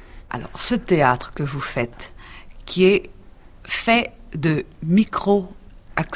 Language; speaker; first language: French; native; French